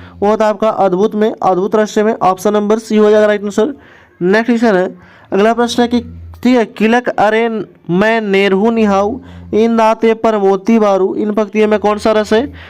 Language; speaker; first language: Hindi; native; Hindi